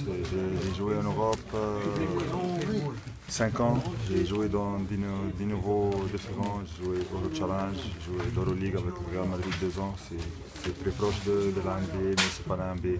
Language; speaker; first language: French; non-native, local second language; Arabic